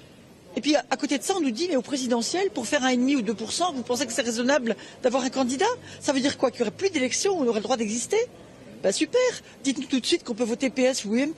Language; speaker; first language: French; native; French